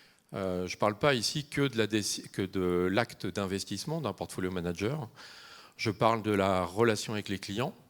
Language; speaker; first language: French; native; French